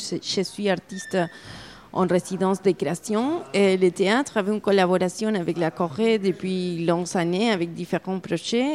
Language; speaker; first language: French; non-native, fluent; Spanish